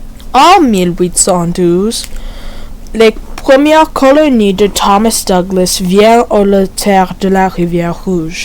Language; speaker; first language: French; non-native, learner; English